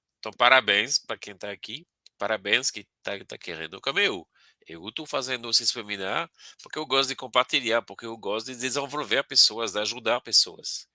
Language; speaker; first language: Portuguese; non-native, fluent; French